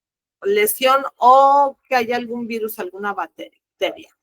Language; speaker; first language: Spanish; native; Spanish